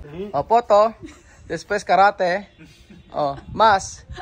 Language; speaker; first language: Spanish; non-native, learner; Filipino